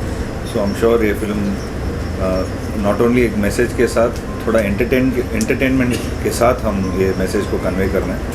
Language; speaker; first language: Hindi; non-native, local second language; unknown